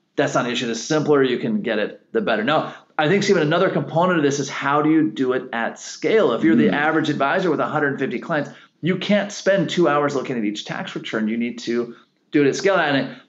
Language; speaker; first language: English; native; English